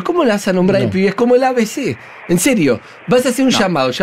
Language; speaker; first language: Spanish; native; Spanish